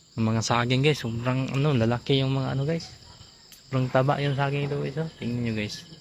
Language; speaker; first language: Filipino; non-native, local second language; Cebuano